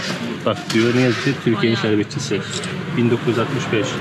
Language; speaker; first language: Turkish; native; Turkish